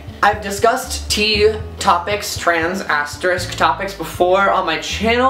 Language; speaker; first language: English; native; English